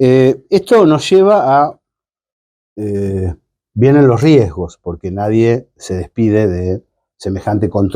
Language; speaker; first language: Spanish; native; Spanish